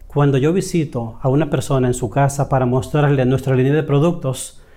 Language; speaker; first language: Spanish; native; Spanish